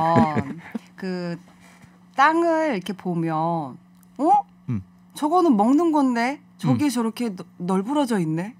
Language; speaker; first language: Korean; native; Korean